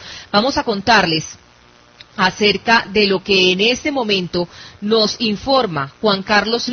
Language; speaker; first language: Spanish; native; Spanish